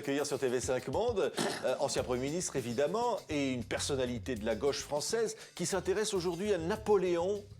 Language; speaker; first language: French; native; French